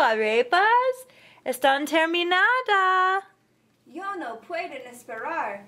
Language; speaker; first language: Spanish; non-native, learner; English